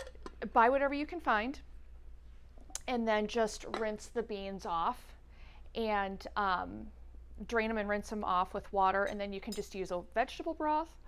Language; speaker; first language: English; native; English